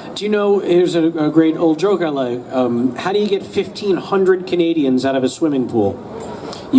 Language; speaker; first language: English; native; English